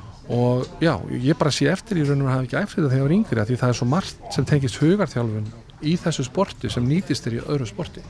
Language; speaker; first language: Icelandic; native; Icelandic